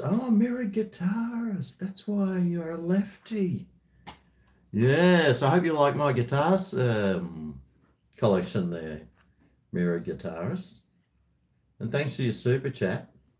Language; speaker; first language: English; native; English